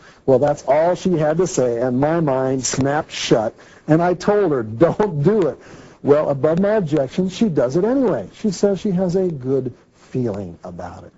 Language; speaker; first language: English; native; English